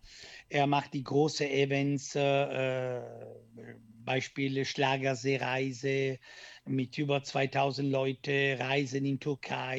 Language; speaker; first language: German; non-native, learner; Italian